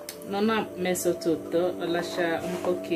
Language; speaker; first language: Italian; non-native, learner; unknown